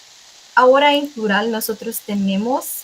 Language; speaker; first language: Spanish; non-native, fluent; Portuguese